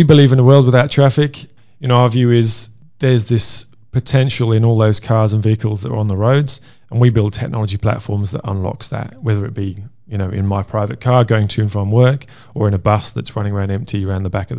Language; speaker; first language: English; native; English